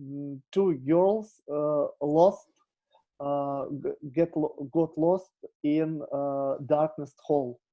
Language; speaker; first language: English; non-native, learner; Russian